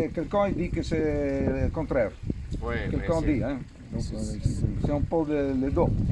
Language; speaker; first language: French; non-native, learner; Italian